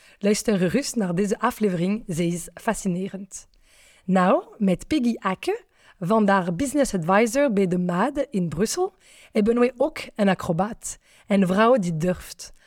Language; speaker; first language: Dutch; non-native, fluent; French